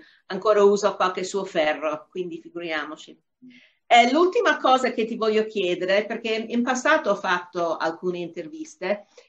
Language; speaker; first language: Italian; non-native, fluent; English